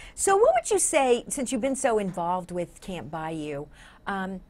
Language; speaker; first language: English; native; English